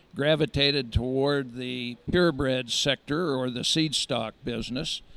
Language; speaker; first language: English; native; English